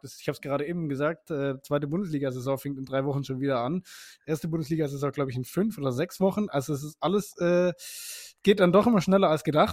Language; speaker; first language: German; native; German